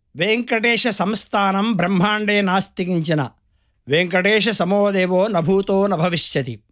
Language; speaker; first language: Telugu; early bilingual, heritage; Telugu